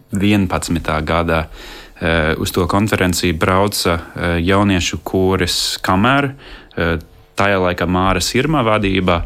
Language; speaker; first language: Latvian; non-native, fluent; English